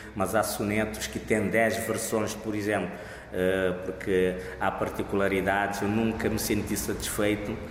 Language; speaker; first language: Portuguese; non-native, local second language; Kabuverdianu